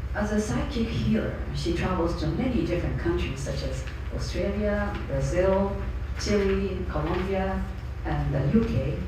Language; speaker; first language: English; non-native, fluent; Japanese